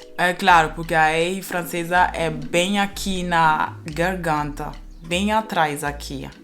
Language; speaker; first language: Portuguese; non-native, fluent; Spanish